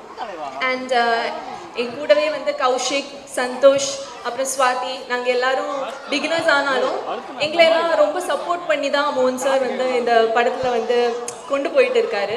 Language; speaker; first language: Tamil; non-native, fluent; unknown